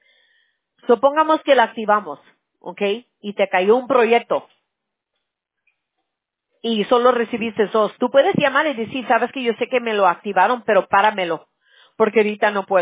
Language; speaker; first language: Spanish; early bilingual, heritage; Spanish